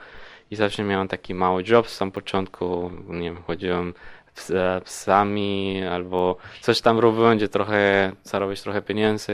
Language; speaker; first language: Polish; non-native, learner; Spanish